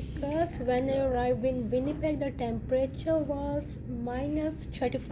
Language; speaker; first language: English; non-native, fluent; Punjabi